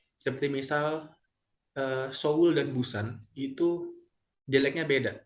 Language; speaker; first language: Indonesian; native; Indonesian